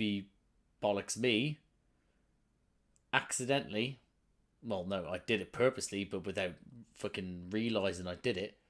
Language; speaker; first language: English; native; English